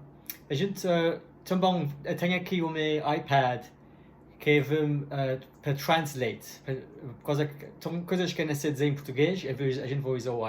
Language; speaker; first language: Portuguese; early bilingual, heritage; Portuguese